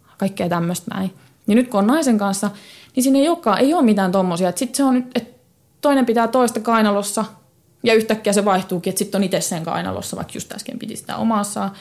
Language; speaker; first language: Finnish; native; Finnish